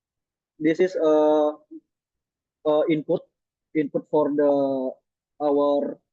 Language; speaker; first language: English; non-native, learner; Indonesian